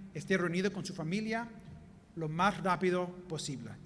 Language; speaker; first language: Spanish; early bilingual, heritage; Spanish